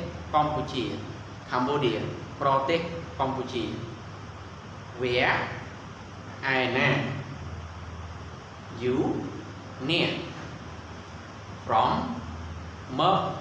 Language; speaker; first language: Khmer; native; Khmer